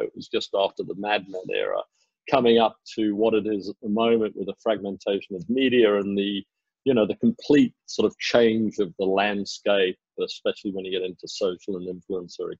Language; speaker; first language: English; native; English